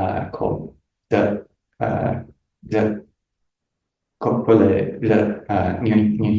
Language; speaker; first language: Vietnamese; non-native, learner; English